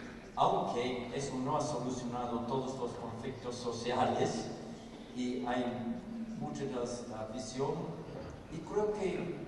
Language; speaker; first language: Spanish; non-native, fluent; English